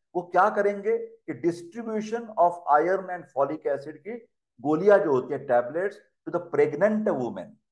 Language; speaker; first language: Hindi; non-native, local second language; Marathi